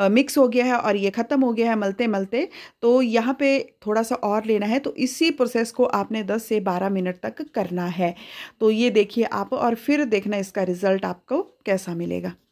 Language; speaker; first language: Hindi; native; Hindi